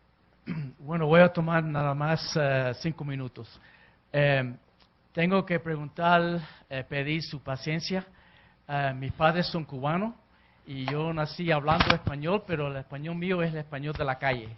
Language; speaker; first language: Spanish; early bilingual, heritage; Spanish